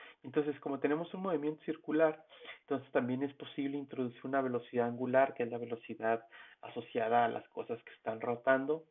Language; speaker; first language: Spanish; native; Spanish